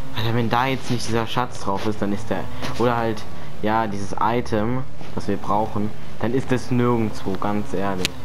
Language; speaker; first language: German; native; German